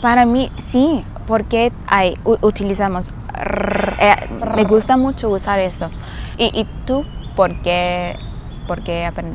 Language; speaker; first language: Spanish; non-native, learner; English